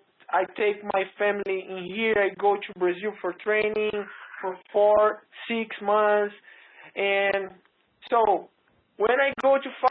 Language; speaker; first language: English; non-native, learner; Portuguese